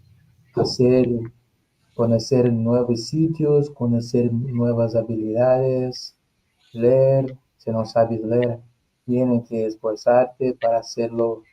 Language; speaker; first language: Spanish; non-native, learner; Portuguese